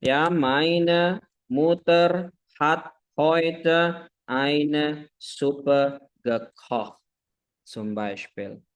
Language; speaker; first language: German; non-native, fluent; Indonesian